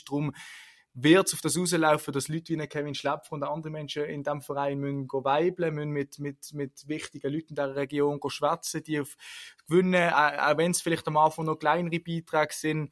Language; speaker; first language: German; native; German